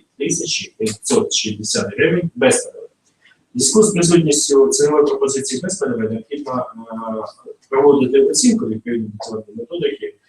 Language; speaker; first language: Ukrainian; non-native, local second language; Russian